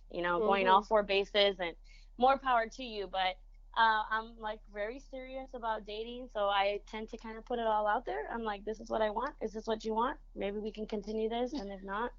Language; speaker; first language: English; early bilingual, other home language; Spanish